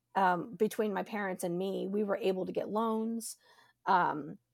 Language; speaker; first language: English; native; English